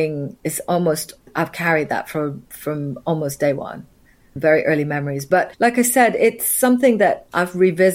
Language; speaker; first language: English; native; English